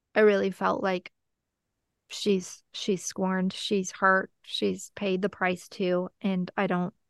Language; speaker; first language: English; native; English